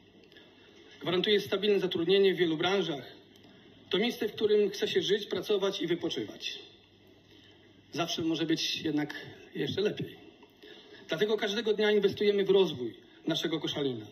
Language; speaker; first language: Polish; native; Polish